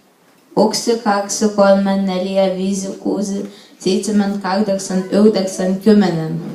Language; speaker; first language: Finnish; non-native, learner; Lithuanian